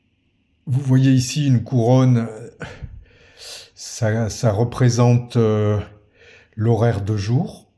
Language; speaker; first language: French; native; French